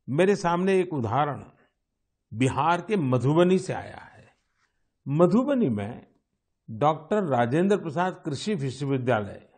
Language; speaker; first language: Hindi; non-native, local second language; Gujarati